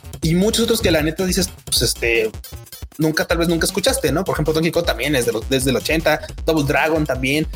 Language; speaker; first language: Spanish; native; Spanish